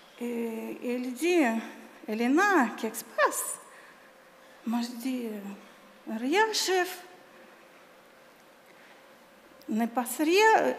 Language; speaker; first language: French; non-native, learner; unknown